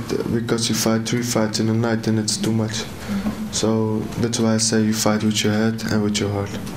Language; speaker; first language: English; non-native, learner; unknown